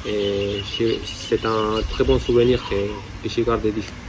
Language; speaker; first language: French; non-native, fluent; Spanish